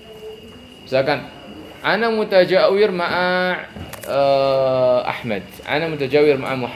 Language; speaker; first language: Arabic; non-native, fluent; Indonesian